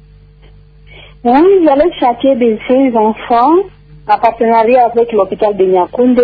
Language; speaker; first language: French; non-native, local second language; Nande